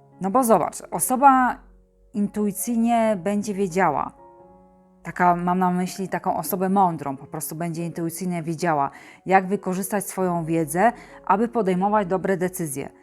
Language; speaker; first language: Polish; native; Polish